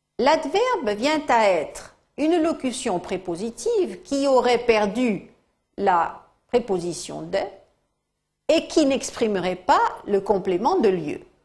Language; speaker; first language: French; non-native, fluent; Spanish